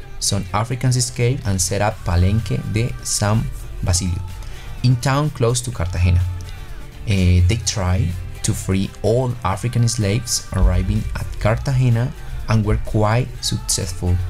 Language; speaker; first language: English; non-native, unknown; Spanish